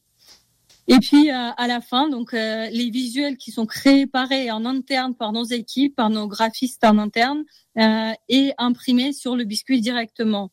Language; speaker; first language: French; native; French